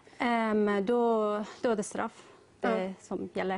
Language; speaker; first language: Swedish; non-native, learner; Persian